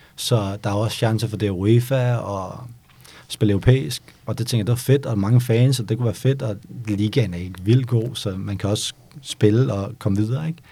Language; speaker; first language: Danish; early bilingual, other home language; Bosnian